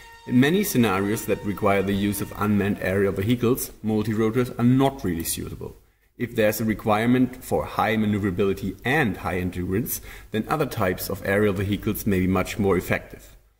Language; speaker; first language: English; non-native, fluent; German